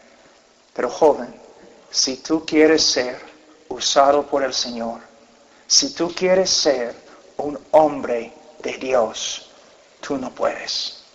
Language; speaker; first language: Spanish; non-native, fluent; English